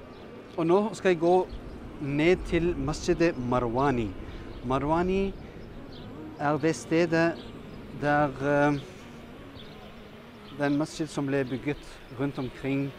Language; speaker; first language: Norwegian; early bilingual, other home language; Urdu